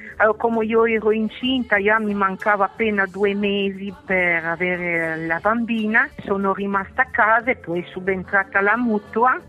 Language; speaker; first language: Italian; early bilingual, heritage; French